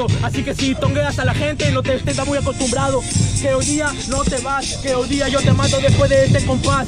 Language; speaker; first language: Spanish; native; Spanish